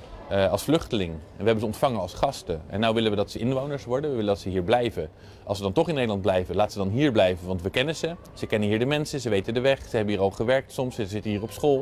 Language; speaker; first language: Dutch; native; Dutch